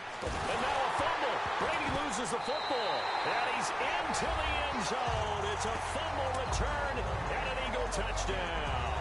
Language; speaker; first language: English; native; English